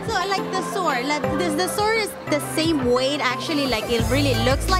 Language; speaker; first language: English; non-native, fluent; Spanish